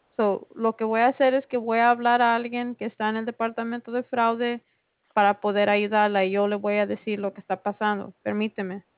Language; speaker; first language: Spanish; early bilingual, heritage; Spanish